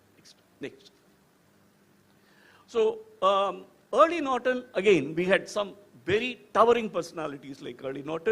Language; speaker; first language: English; non-native, local second language; Tamil